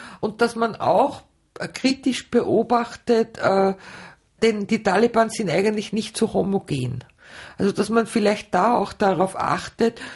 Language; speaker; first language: German; native; German